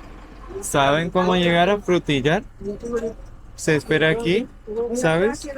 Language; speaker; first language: Spanish; non-native, learner; English